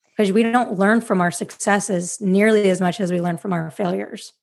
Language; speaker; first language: English; native; English